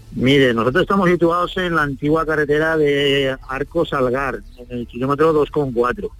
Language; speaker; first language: Spanish; native; Spanish